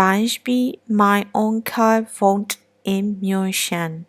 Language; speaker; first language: German; non-native, learner; Burmese